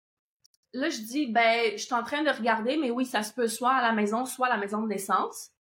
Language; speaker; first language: French; native; French